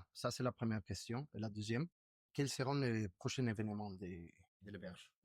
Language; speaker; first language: French; non-native, fluent; Spanish